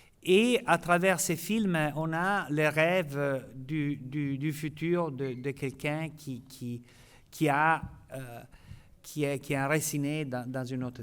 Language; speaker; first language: French; non-native, fluent; Italian